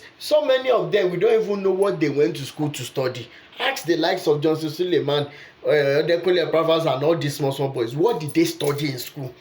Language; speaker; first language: English; non-native, local second language; Yoruba